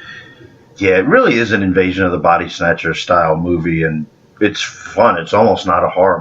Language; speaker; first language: English; native; English